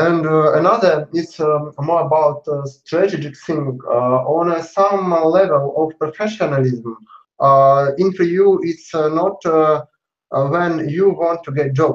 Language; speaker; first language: English; non-native, learner; Russian